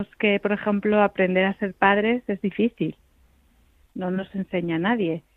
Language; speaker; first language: Spanish; native; Spanish